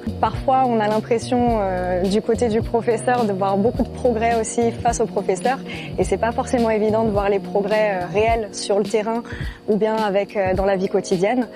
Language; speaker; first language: French; native; French